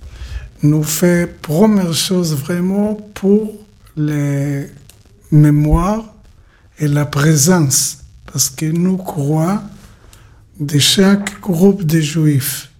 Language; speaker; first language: French; non-native, learner; Hebrew